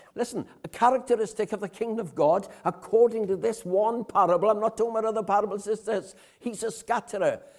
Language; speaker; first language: English; native; English